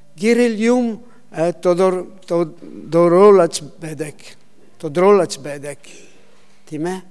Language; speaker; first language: Mongolian; non-native, learner; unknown